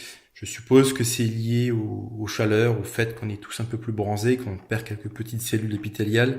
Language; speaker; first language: French; native; French